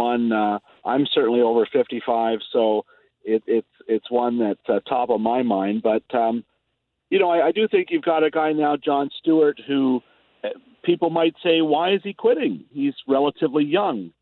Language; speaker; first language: English; native; English